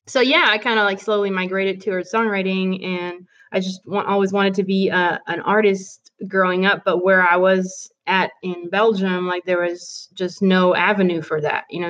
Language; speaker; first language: English; non-native, fluent; French